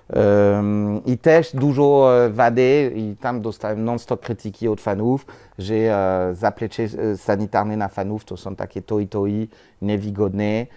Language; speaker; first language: Polish; non-native, learner; French